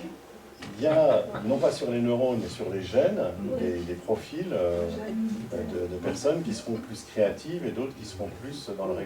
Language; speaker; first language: French; native; French